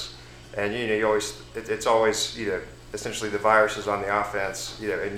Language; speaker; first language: English; native; English